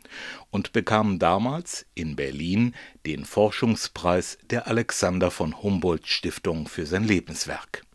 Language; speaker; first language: German; native; German